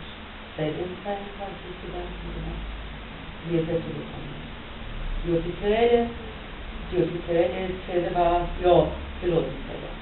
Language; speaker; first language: German; non-native, fluent; Russian